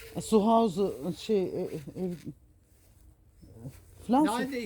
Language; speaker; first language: German; non-native, learner; Turkish